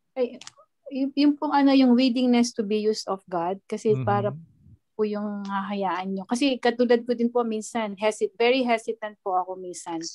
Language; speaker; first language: Filipino; non-native, local second language; Pampanga